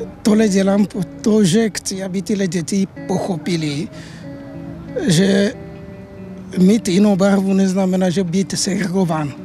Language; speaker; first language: Czech; non-native, fluent; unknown